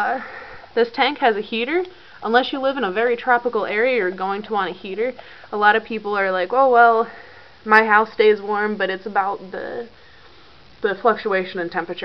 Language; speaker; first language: English; native; English